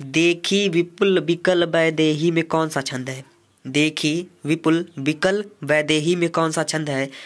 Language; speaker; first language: Hindi; native; Hindi